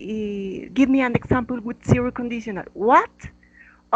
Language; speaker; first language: English; non-native, learner; Spanish